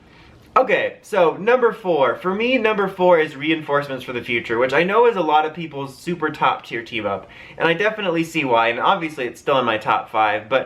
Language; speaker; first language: English; native; English